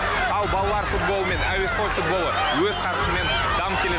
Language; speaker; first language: Kazakh; native; Kazakh